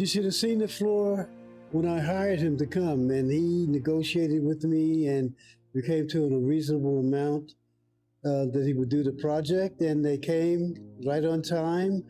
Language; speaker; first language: English; native; English